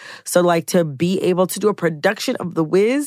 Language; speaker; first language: English; native; English